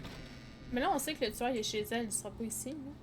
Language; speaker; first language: French; native; French